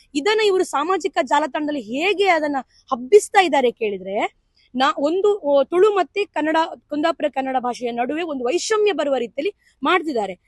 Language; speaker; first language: Kannada; non-native, local second language; Tulu